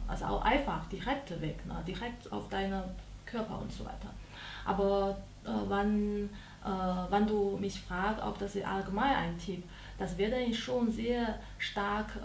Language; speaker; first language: German; non-native, learner; Chinese